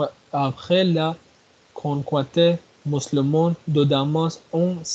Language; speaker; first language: French; non-native, learner; Arabic